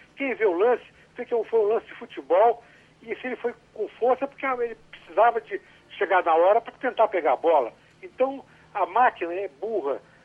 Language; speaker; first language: Portuguese; native; Portuguese